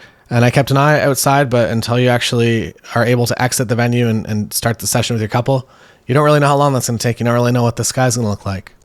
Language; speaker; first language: English; native; English